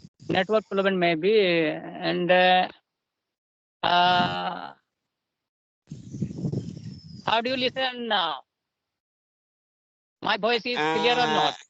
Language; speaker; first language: English; non-native, learner; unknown